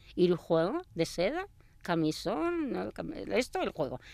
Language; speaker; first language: Spanish; non-native, local second language; Basque